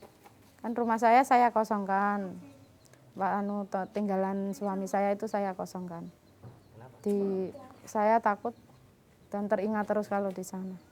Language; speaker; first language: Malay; non-native, local second language; Javanese